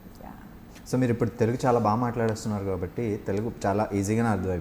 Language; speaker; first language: Telugu; native; Telugu